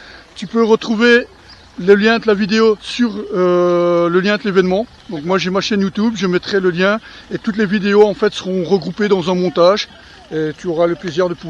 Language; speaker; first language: French; native; French